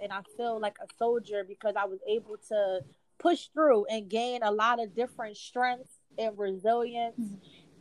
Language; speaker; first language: English; native; English